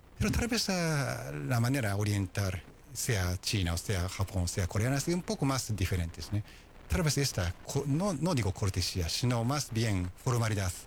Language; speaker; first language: Spanish; non-native, fluent; Japanese